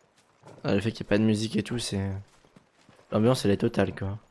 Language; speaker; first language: French; native; French